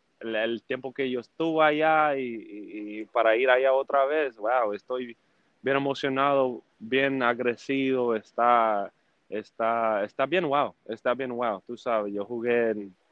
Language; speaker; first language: Spanish; early bilingual, heritage; English